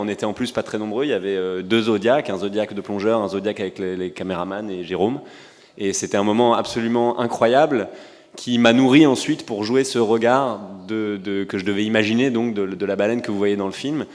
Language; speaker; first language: French; native; French